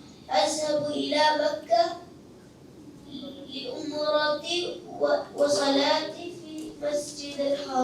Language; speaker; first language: Arabic; non-native, learner; Urdu